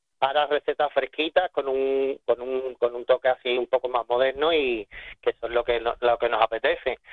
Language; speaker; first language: Spanish; native; Spanish